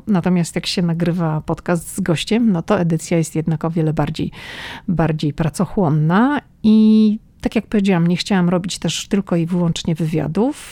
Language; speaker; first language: Polish; native; Polish